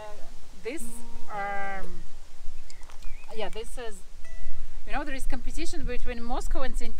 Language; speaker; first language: English; non-native, fluent; Russian